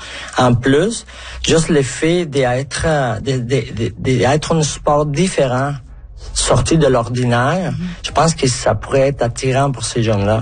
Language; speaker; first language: French; non-native, fluent; Spanish